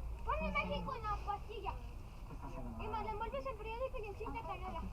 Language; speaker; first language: Spanish; native; Spanish